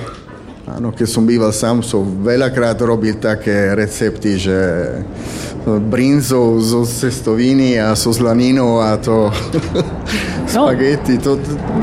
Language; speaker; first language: Slovak; non-native, fluent; Italian